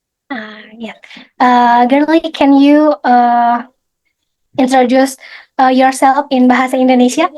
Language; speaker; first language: English; non-native, fluent; Indonesian